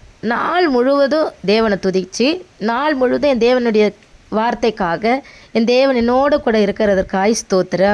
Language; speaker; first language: Tamil; native; Tamil